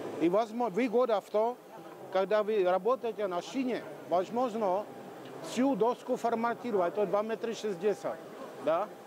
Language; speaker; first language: Russian; non-native, learner; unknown